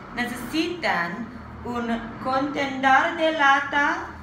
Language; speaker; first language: Spanish; non-native, learner; English